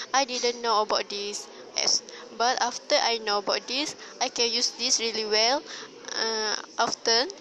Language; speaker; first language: English; non-native, learner; Malay